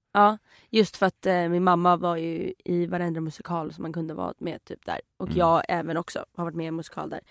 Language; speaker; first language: Swedish; native; Swedish